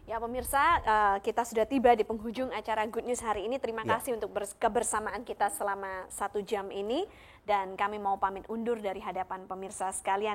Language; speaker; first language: Indonesian; native; Indonesian